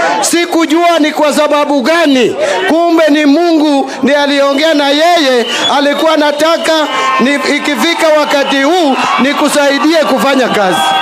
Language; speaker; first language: Swahili; non-native, local second language; Luo (Kenya and Tanzania)